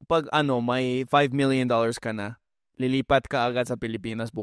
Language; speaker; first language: Filipino; non-native, fluent; English